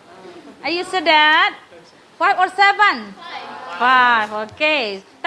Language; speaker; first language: English; non-native, learner; Indonesian